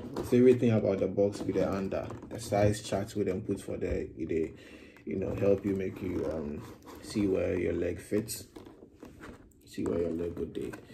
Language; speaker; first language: Nigerian Pidgin; non-native, local second language; Akan